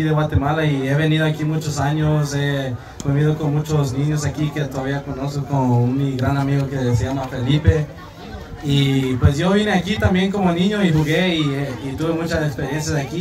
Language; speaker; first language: Spanish; early bilingual, heritage; Spanish